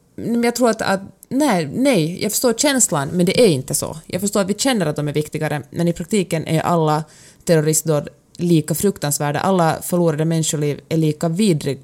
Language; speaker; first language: Swedish; native; Swedish